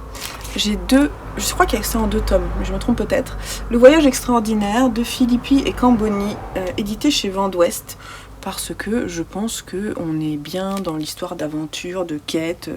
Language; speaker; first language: French; native; French